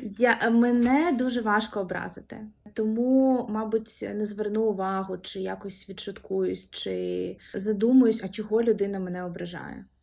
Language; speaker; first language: Ukrainian; non-native, local second language; Russian